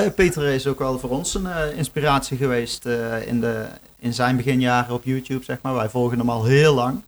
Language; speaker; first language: Dutch; native; Dutch